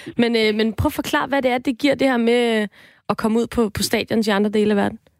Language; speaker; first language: Danish; native; Danish